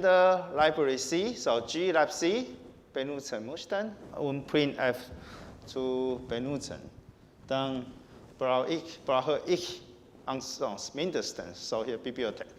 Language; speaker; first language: German; non-native, learner; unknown